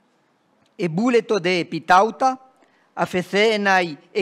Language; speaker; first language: Greek; non-native, fluent; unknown